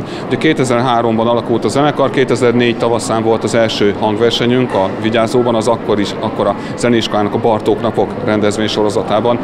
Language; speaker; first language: Hungarian; native; Hungarian